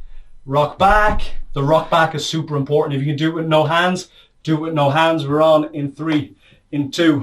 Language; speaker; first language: English; native; English